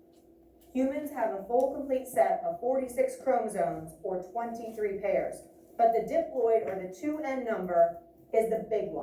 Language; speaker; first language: English; native; English